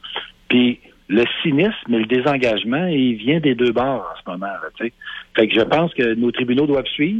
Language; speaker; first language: French; native; French